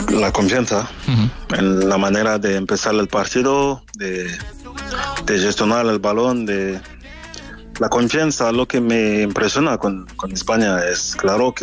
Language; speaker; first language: Spanish; non-native, fluent; French